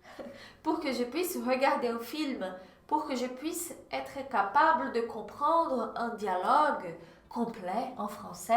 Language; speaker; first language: French; non-native, fluent; Portuguese